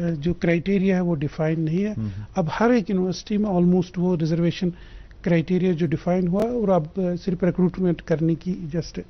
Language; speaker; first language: Hindi; non-native, local second language; Kashmiri